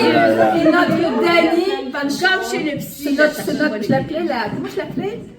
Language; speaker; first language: French; native; French